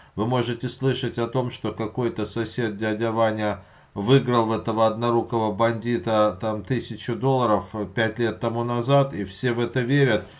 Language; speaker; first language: Russian; native; Russian